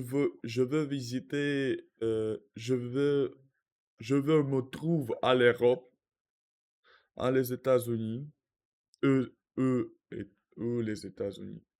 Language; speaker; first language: French; non-native, learner; Russian